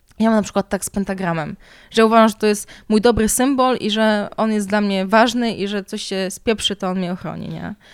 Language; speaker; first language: Polish; native; Polish